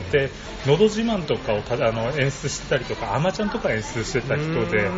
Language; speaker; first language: Japanese; native; Japanese